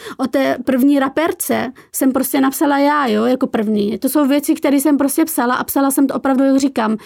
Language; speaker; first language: Czech; early bilingual, other home language; Persian